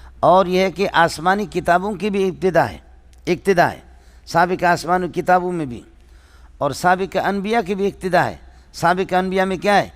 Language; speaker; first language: Urdu; non-native, local second language; Baluchi